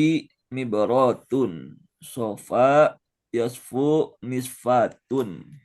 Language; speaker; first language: Arabic; non-native, learner; Indonesian